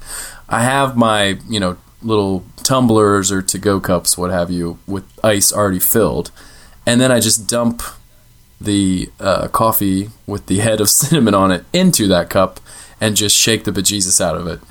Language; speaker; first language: English; native; English